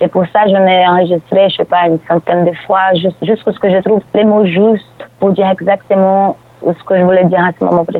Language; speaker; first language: French; non-native, fluent; Portuguese